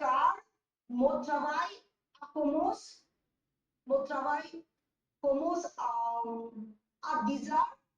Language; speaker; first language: French; non-native, learner; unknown